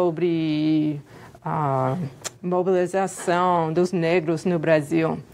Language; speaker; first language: Portuguese; non-native, fluent; English